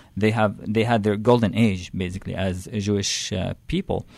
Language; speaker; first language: English; non-native, fluent; Arabic